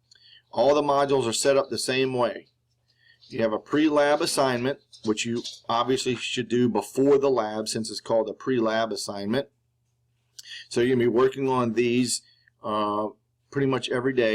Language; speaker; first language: English; native; English